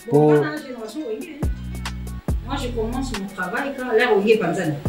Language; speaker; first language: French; non-native, local second language; Lingala